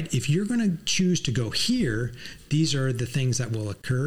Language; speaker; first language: English; native; English